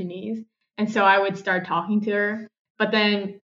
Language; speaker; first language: English; non-native, local second language; Cantonese